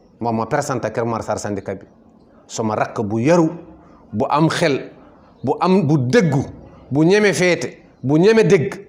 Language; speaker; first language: Wolof; non-native, local second language; Fula